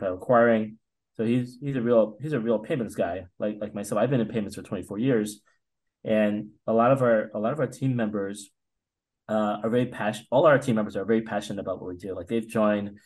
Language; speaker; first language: English; native; English